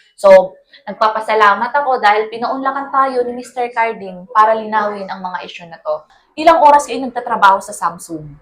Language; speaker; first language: Filipino; native; Filipino